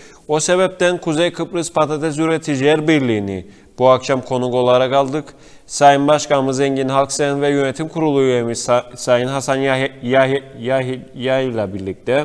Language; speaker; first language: Turkish; native; Turkish